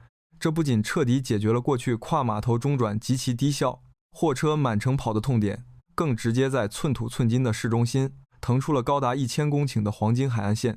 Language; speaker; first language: Chinese; native; Chinese